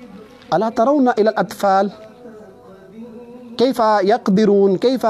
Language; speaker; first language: Arabic; non-native, fluent; Urdu